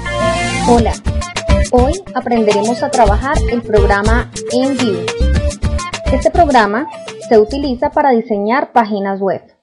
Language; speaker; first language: Spanish; native; Spanish